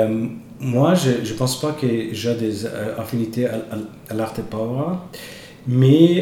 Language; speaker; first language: French; non-native, fluent; Italian